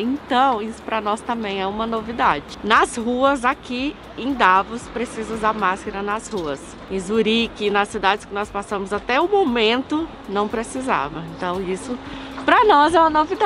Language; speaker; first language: Portuguese; native; Portuguese